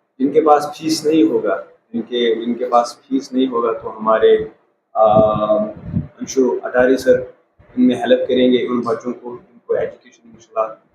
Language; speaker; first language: Hindi; non-native, local second language; Kashmiri